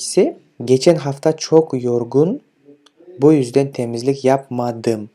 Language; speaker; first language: Turkish; non-native, fluent; Kyrgyz